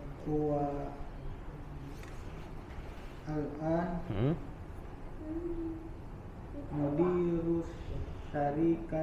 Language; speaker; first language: Arabic; non-native, learner; Indonesian